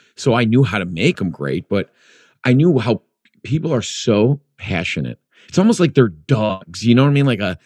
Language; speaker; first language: English; native; English